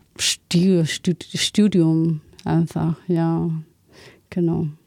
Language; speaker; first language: German; non-native, learner; Chinese